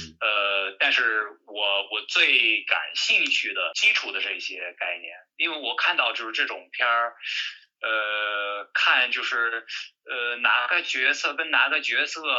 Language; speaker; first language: Chinese; non-native, fluent; English